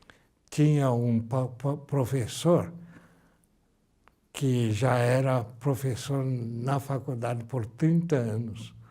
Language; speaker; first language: Portuguese; early bilingual, other home language; Japanese